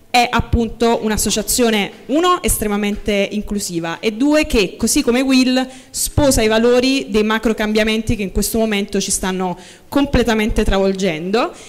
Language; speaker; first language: Italian; native; Italian